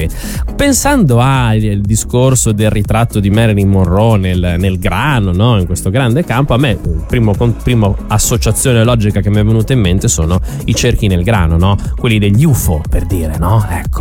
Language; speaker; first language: Italian; native; Italian